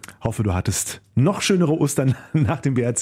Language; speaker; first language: German; native; German